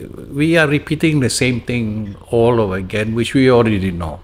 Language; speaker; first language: English; non-native, local second language; Malay